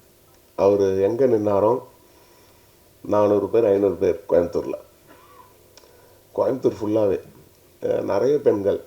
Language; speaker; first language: Tamil; native; Tamil